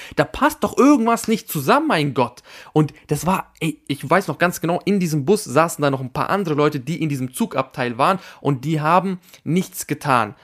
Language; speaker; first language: German; early bilingual, other home language; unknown